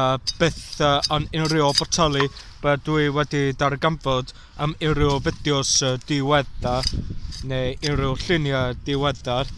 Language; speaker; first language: Welsh; non-native, learner; English